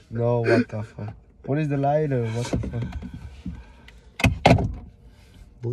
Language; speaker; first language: English; non-native, learner; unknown